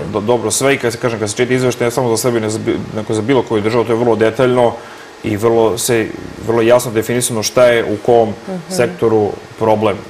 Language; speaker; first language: Serbian; native; Serbian